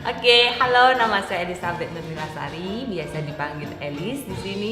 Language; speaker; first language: Indonesian; native; Indonesian